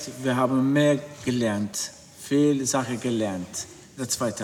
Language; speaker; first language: German; non-native, learner; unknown